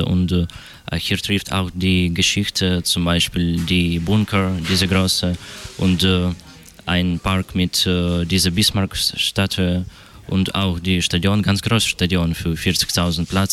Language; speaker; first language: German; non-native, learner; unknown